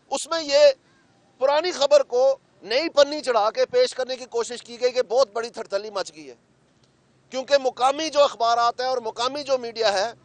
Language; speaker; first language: Urdu; non-native, local second language; Punjabi